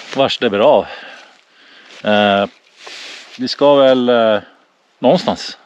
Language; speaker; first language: Swedish; native; Swedish